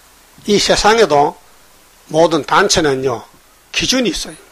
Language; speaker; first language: Korean; native; Korean